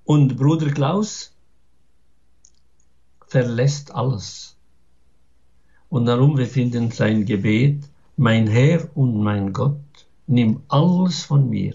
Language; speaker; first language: German; non-native, fluent; Arabic